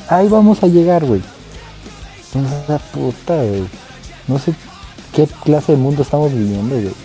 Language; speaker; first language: Spanish; native; Spanish